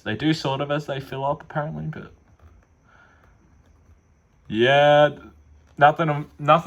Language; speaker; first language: English; native; English